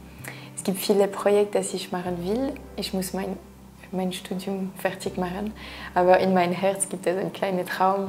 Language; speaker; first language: German; non-native, local second language; French